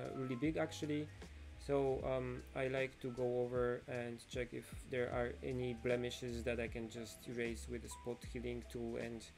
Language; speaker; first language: English; non-native, fluent; Polish